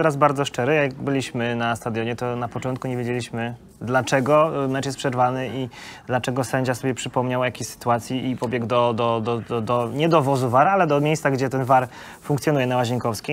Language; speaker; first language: Polish; native; Polish